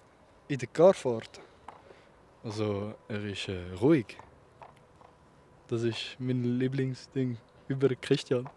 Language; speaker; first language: German; non-native, local second language; French